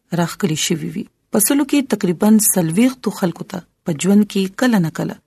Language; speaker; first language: Pashto; non-native, local second language; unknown